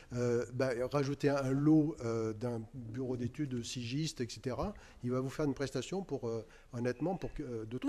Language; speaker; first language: French; native; French